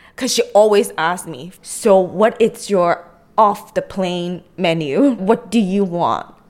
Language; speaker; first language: English; non-native, local second language; Cantonese